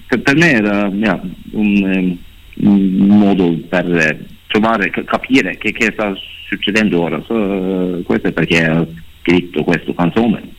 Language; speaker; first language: Italian; non-native, learner; Norwegian